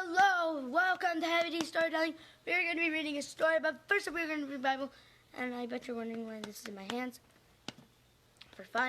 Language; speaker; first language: English; native; English